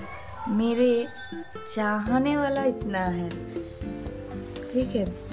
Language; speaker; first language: Hindi; non-native, local second language; Bangla